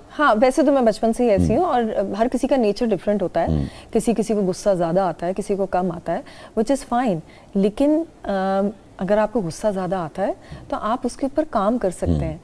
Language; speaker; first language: Urdu; native; Urdu